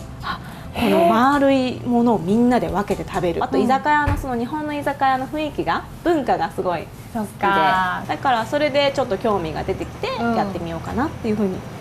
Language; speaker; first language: Japanese; native; Japanese